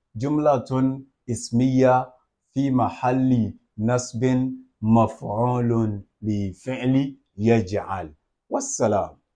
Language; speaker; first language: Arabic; non-native, fluent; Yoruba